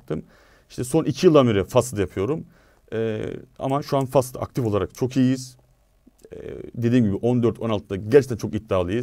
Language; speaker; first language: Turkish; native; Turkish